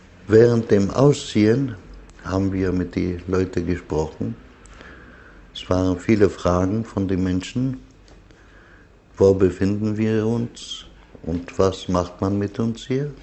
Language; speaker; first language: German; non-native, learner; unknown